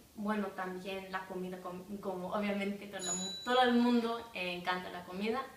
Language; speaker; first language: Spanish; non-native, fluent; English